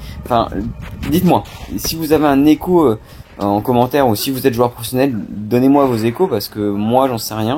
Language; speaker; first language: French; native; French